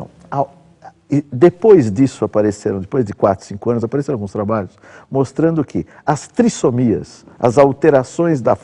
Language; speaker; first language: Portuguese; native; Portuguese